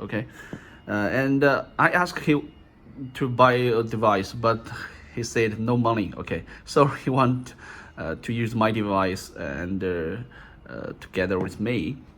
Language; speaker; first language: English; non-native, learner; Chinese